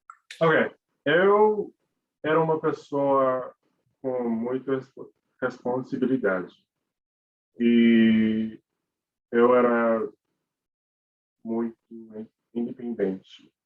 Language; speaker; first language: Portuguese; non-native, learner; English